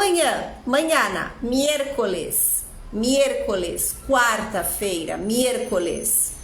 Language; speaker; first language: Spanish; non-native, fluent; Portuguese